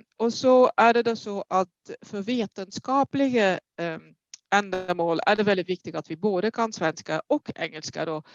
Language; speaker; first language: Swedish; non-native, fluent; Dutch